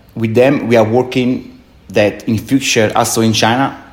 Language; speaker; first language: English; non-native, fluent; Italian